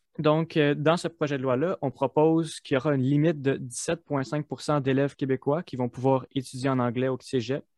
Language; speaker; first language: French; native; French